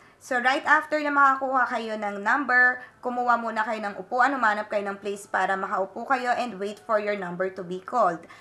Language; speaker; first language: Filipino; native; Filipino